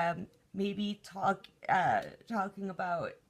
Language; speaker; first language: English; native; English